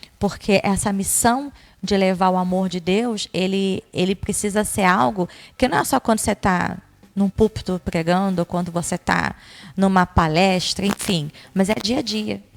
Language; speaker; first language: Portuguese; native; Portuguese